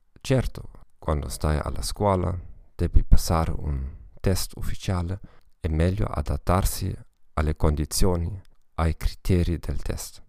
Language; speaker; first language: Italian; non-native, fluent; German